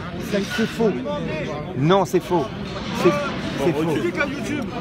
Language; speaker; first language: French; native; French